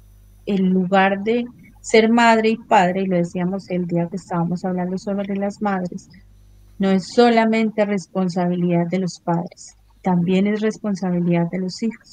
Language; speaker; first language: Spanish; native; Spanish